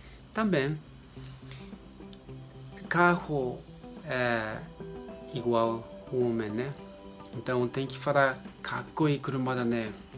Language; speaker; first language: Portuguese; non-native, learner; Japanese